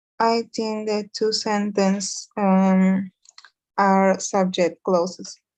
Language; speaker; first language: English; non-native, learner; Spanish